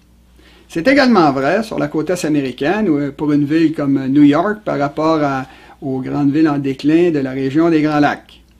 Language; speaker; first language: French; native; French